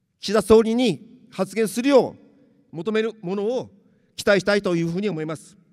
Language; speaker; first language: Japanese; native; Japanese